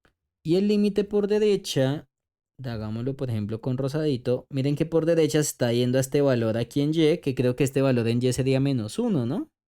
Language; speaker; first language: Spanish; native; Spanish